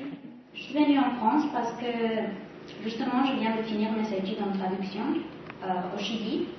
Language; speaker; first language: French; non-native, fluent; Spanish